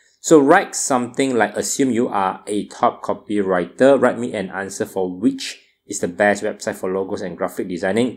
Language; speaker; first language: English; non-native, local second language; Chinese